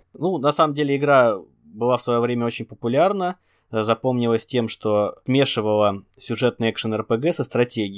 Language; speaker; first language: Russian; native; Russian